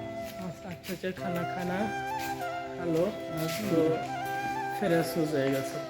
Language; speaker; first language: Hindi; non-native, local second language; Kok Borok